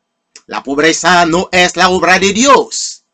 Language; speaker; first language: Spanish; non-native, fluent; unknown